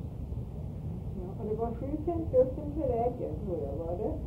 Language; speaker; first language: Swedish; early bilingual, heritage; Swedish